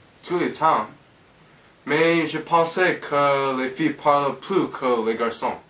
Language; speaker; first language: French; non-native, learner; English